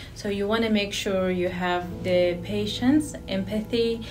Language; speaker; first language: English; non-native, fluent; Arabic